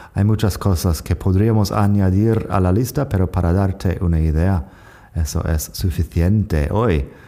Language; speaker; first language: Spanish; non-native, fluent; English